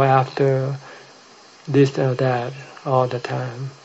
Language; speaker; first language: English; non-native, fluent; Thai